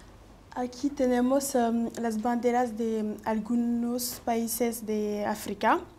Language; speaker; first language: Spanish; non-native, local second language; French